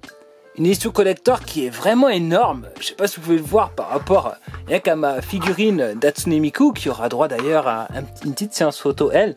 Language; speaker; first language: French; native; French